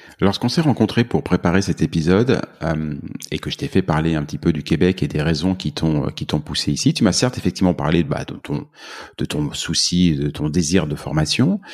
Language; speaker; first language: French; native; French